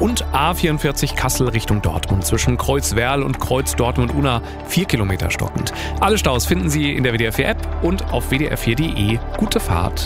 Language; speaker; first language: German; native; German